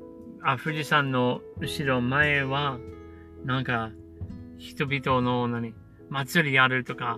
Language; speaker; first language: Japanese; non-native, learner; English